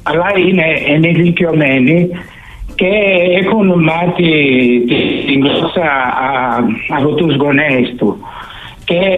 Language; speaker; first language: Greek; early bilingual, heritage; Greek